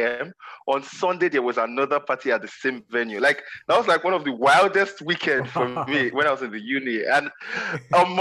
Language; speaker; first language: English; non-native, local second language; Yoruba